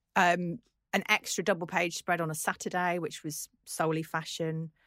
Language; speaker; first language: English; native; English